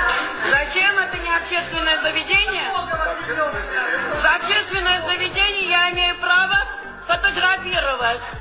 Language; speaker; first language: Russian; non-native, fluent; Armenian